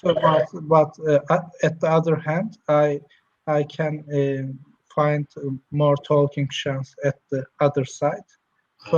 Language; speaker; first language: English; non-native, learner; Turkish